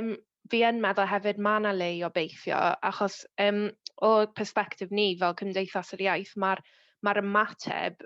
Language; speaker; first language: Welsh; native; Welsh